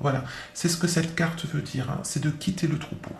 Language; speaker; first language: French; native; French